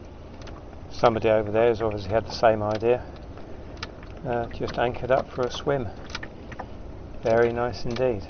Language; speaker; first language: English; native; English